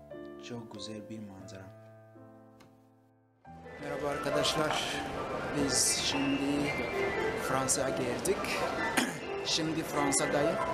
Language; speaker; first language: Turkish; non-native, fluent; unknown